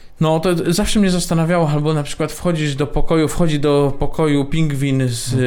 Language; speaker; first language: Polish; native; Polish